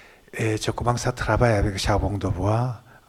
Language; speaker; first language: French; non-native, learner; Korean